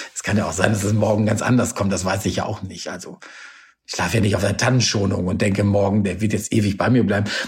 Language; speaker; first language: German; native; German